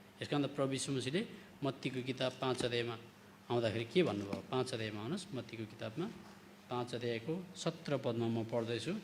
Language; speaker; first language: Nepali; native; Nepali